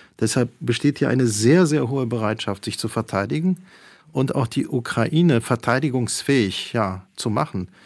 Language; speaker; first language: German; early bilingual, other home language; Polish